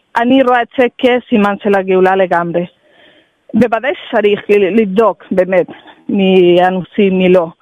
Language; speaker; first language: Hebrew; non-native, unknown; Spanish